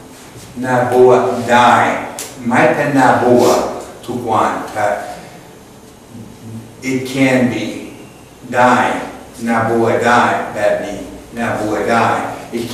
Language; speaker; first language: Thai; non-native, learner; English